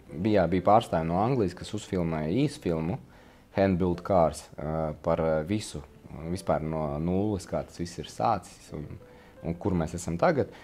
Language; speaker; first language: Latvian; non-native, local second language; Russian